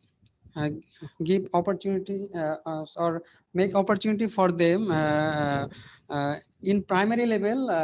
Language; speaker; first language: English; non-native, learner; Bangla